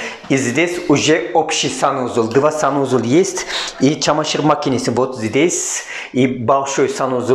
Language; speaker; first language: Russian; non-native, fluent; Turkish